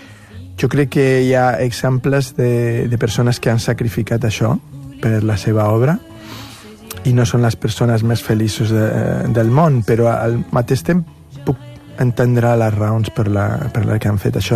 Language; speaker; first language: Catalan; non-native, fluent; Spanish